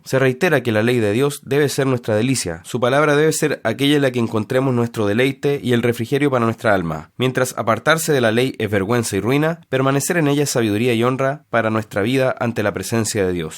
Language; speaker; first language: Spanish; native; Spanish